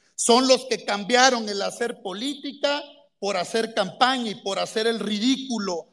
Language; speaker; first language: Spanish; native; Spanish